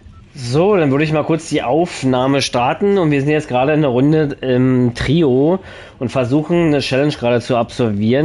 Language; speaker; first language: German; native; German